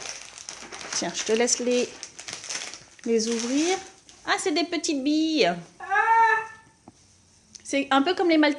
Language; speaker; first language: French; native; French